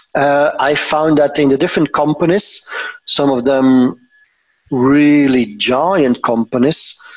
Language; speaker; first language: English; non-native, fluent; Dutch